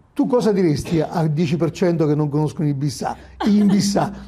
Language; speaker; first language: Italian; native; Italian